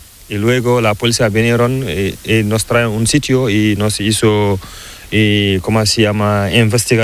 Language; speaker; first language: Spanish; non-native, learner; Fula